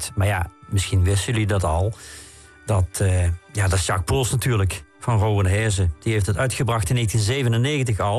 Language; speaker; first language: Dutch; native; Dutch